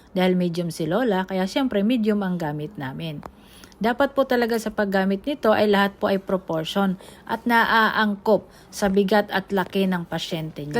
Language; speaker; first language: Filipino; native; Filipino